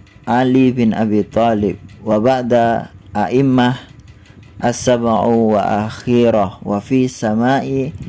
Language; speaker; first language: Arabic; non-native, learner; Indonesian